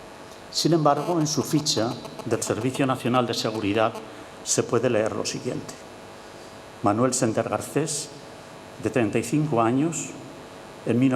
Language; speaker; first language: Spanish; native; Spanish